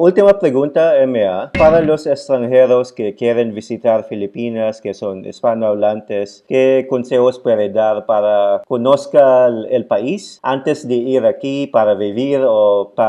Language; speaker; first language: Spanish; non-native, fluent; Filipino